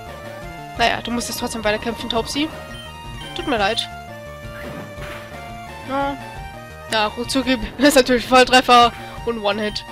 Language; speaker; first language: German; native; German